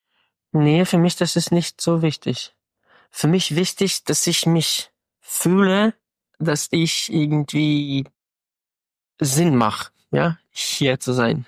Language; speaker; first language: German; non-native, fluent; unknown